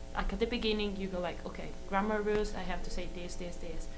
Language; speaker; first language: English; non-native, fluent; Italian